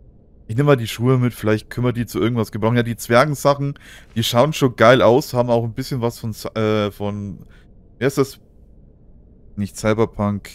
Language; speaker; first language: German; native; German